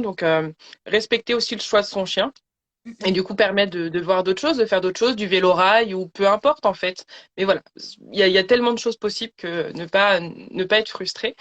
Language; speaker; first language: French; native; French